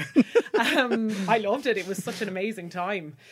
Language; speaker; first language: English; native; English